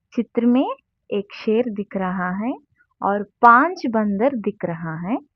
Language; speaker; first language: Hindi; non-native, local second language; Telugu